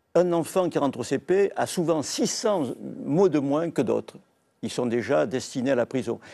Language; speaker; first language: French; native; French